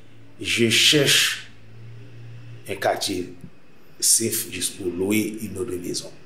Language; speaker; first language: French; non-native, local second language; Haitian Creole